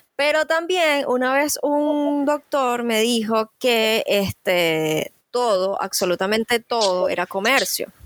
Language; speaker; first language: Spanish; native; Spanish